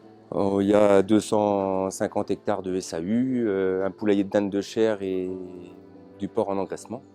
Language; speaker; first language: French; native; French